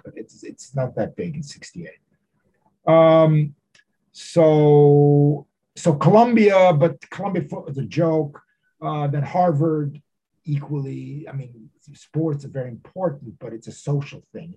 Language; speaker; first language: English; native; English